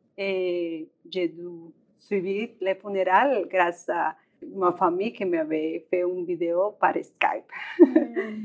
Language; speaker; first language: French; non-native, learner; Spanish